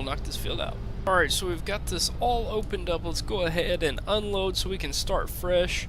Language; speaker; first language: English; native; English